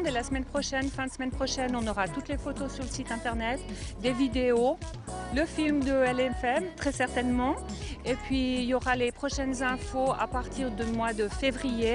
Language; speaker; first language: French; native; French